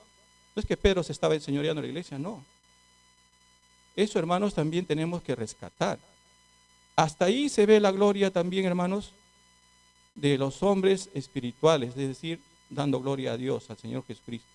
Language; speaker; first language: Spanish; native; Spanish